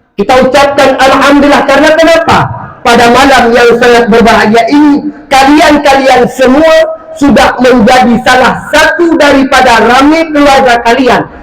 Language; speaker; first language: Malay; non-native, local second language; Achinese